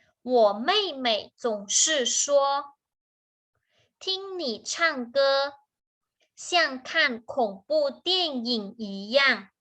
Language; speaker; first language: Chinese; non-native, fluent; Thai